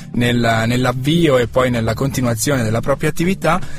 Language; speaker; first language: Italian; native; Italian